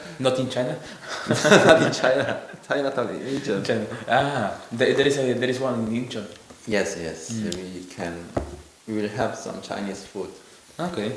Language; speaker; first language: English; non-native, learner; Korean